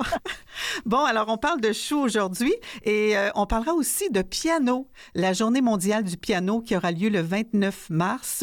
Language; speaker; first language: French; native; French